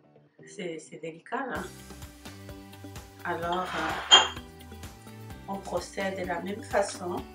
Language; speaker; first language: French; native; French